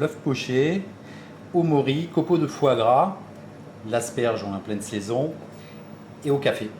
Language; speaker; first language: French; native; French